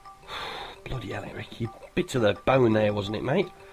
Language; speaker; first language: English; native; English